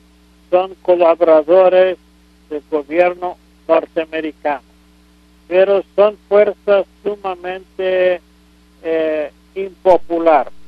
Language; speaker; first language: Spanish; non-native, fluent; English